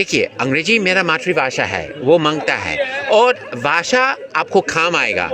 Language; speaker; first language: Hindi; non-native, fluent; English